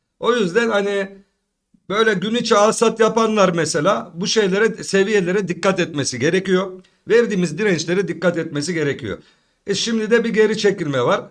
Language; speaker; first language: Turkish; native; Turkish